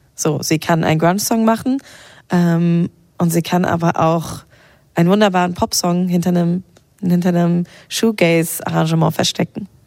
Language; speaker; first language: German; native; German